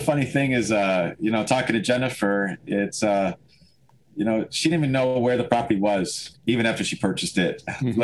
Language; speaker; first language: English; native; English